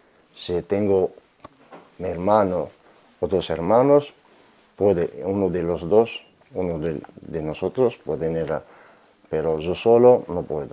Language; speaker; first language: Spanish; non-native, learner; Arabic